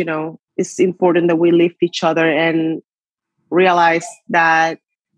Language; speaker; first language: English; non-native, fluent; Spanish